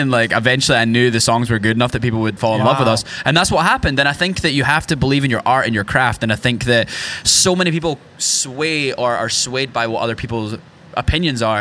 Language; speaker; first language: English; native; English